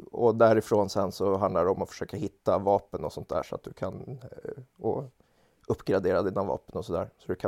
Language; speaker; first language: Swedish; native; Swedish